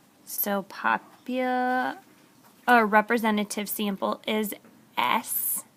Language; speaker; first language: English; native; English